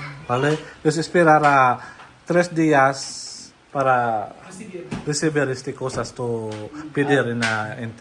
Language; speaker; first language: Spanish; non-native, learner; Filipino